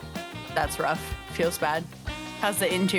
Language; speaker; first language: English; native; English